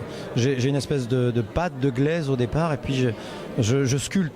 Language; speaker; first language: French; native; French